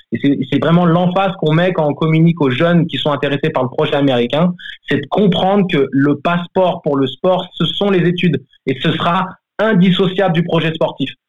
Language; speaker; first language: French; native; French